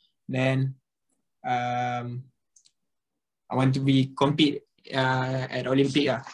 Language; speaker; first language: English; non-native, local second language; Malay